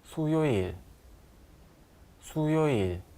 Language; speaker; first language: Korean; non-native, learner; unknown